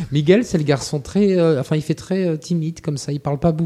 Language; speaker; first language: French; native; French